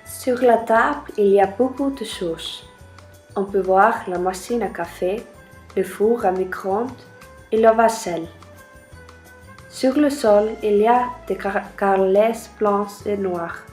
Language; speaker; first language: French; non-native, learner; Icelandic